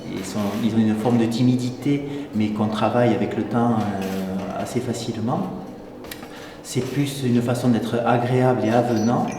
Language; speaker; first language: French; native; French